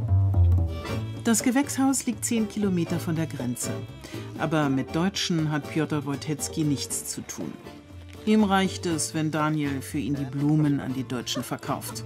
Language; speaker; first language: German; native; German